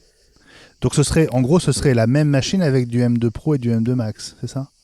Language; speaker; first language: French; native; French